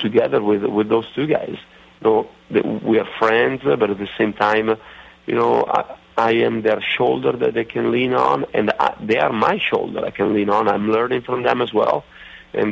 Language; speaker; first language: English; non-native, fluent; Italian